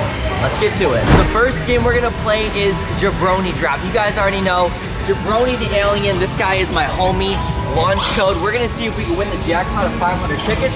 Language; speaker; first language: English; native; English